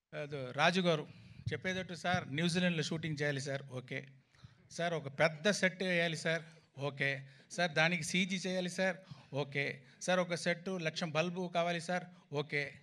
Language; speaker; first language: Telugu; non-native, learner; Tamil